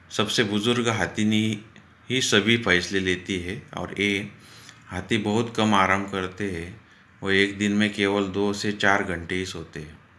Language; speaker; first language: Hindi; non-native, local second language; Marathi